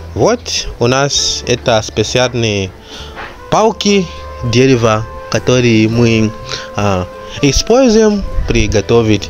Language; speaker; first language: Russian; non-native, learner; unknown